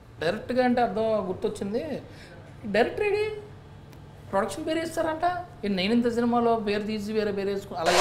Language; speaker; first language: Telugu; native; Telugu